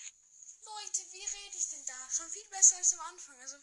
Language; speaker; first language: German; native; German